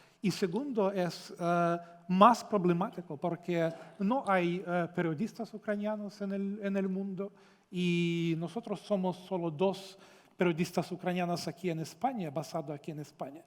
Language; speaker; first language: Spanish; non-native, fluent; Ukrainian